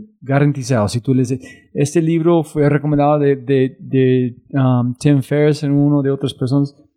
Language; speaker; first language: Spanish; non-native, learner; English